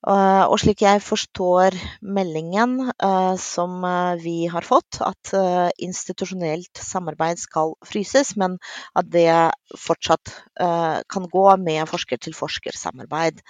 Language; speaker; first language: Norwegian; non-native, fluent; Russian